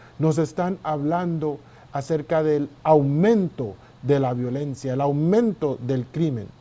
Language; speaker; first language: Spanish; native; Spanish